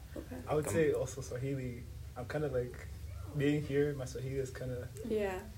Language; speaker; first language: English; non-native, local second language; Swahili